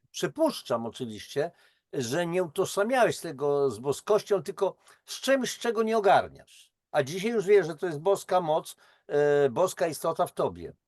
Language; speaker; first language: Polish; native; Polish